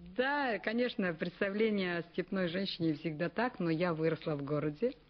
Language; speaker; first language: Russian; non-native, local second language; Kazakh